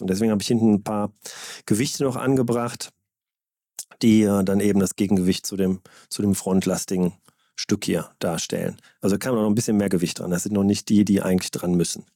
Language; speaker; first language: German; native; German